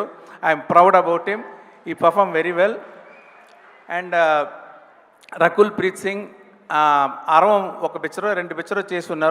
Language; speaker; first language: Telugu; non-native, local second language; Tamil